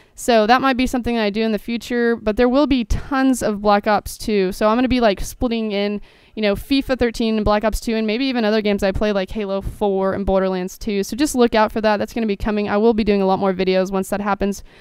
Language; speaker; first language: English; native; English